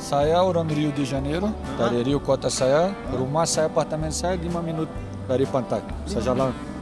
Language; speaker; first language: Indonesian; non-native, learner; Portuguese